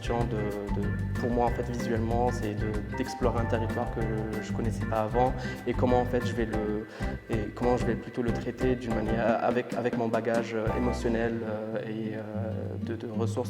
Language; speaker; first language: French; non-native, local second language; Arabic